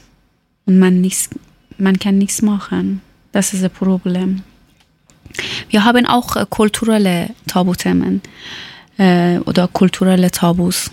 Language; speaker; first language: German; non-native, learner; Persian